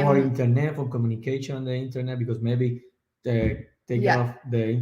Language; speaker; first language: English; non-native, learner; Spanish